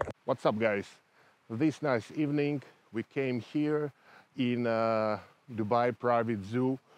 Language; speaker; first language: English; non-native, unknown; Russian